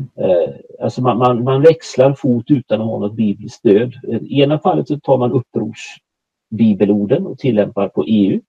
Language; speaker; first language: Swedish; native; Swedish